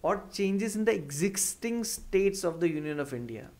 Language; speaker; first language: English; non-native, local second language; Assamese